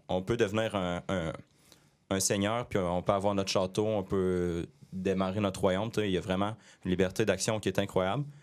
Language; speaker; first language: French; native; French